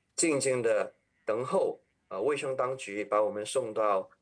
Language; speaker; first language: Chinese; non-native, local second language; Cantonese